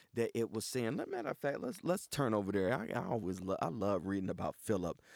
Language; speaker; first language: English; native; English